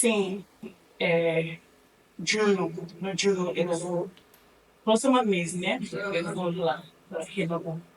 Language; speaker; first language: Portuguese; non-native, learner; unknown